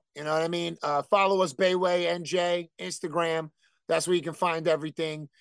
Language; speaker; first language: English; native; English